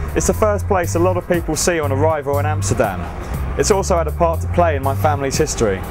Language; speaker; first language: English; native; English